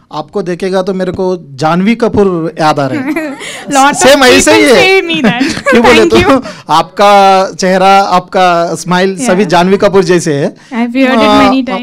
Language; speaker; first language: Hindi; non-native, local second language; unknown